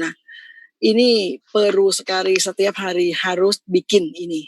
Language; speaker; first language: Indonesian; non-native, fluent; Thai